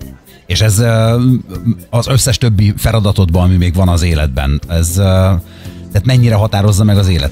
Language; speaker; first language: Hungarian; native; Hungarian